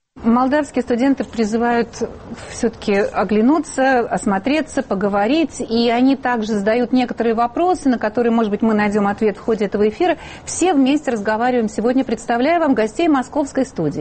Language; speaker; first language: Russian; native; Russian